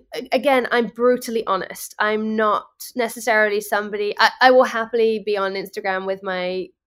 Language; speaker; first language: English; native; English